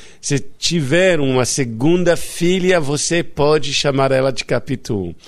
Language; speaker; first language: Portuguese; non-native, fluent; English